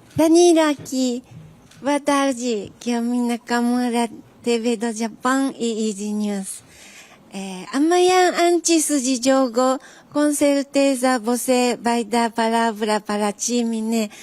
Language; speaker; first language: Portuguese; non-native, fluent; Japanese